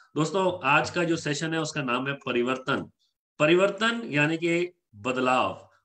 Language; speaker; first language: Hindi; native; Hindi